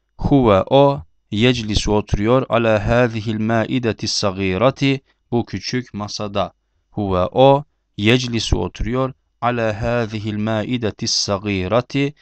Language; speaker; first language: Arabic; non-native, fluent; Turkish